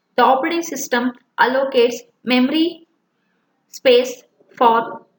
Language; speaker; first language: English; non-native, local second language; Kannada